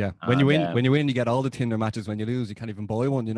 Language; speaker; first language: English; native; English